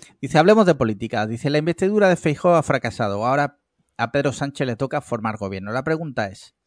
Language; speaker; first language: Spanish; native; Spanish